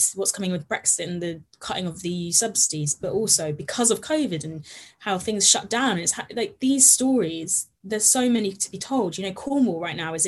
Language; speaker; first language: English; native; English